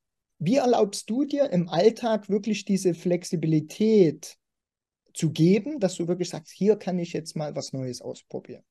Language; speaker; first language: German; native; German